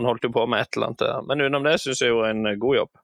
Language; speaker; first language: Norwegian; native; Norwegian